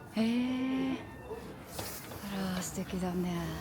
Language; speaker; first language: Japanese; native; Japanese